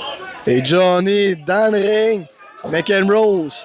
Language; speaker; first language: French; native; French